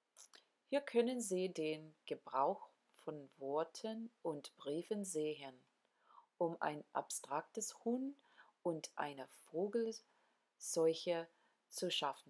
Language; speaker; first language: German; non-native, learner; English